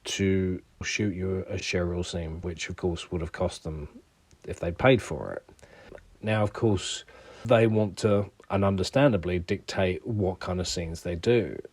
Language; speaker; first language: English; native; English